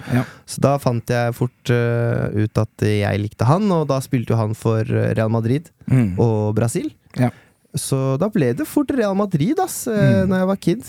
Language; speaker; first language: Norwegian; early bilingual, other home language; Persian